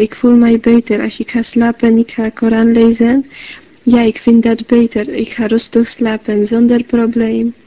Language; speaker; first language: Dutch; non-native, learner; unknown